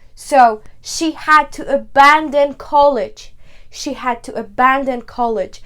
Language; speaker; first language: English; non-native, fluent; Persian